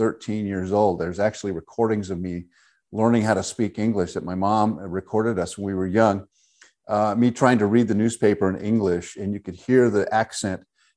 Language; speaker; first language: English; native; English